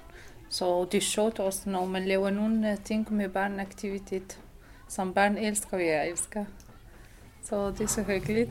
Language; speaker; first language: Danish; non-native, learner; Arabic